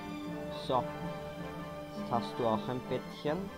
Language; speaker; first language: German; native; German